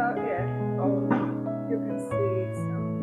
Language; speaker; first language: English; non-native, fluent; Slovak